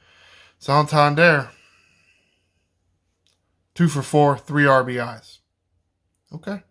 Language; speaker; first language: English; native; English